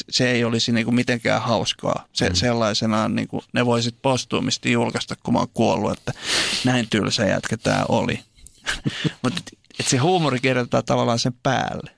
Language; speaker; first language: Finnish; native; Finnish